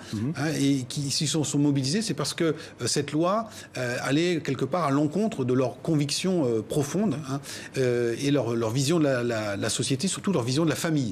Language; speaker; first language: French; native; French